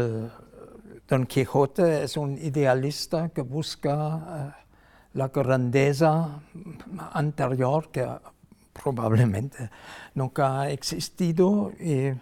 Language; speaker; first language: Spanish; non-native, fluent; German